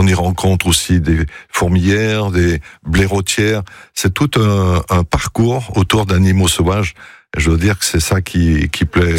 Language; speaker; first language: French; native; French